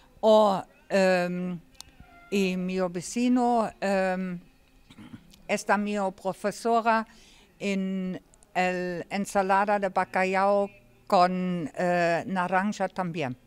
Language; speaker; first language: Spanish; non-native, learner; German